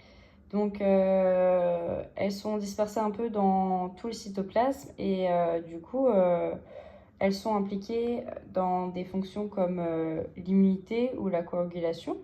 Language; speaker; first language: French; native; French